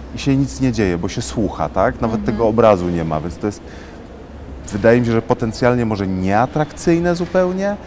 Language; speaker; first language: Polish; native; Polish